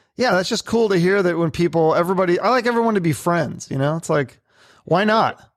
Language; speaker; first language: English; native; English